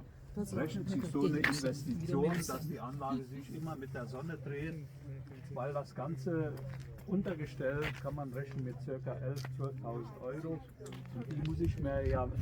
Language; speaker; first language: German; native; German